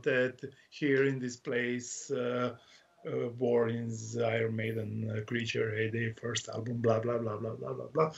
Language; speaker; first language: English; non-native, learner; Croatian